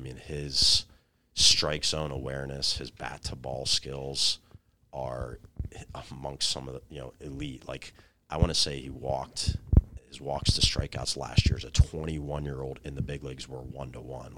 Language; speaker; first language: English; native; English